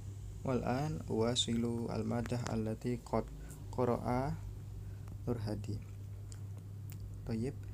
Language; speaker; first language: Arabic; non-native, learner; Indonesian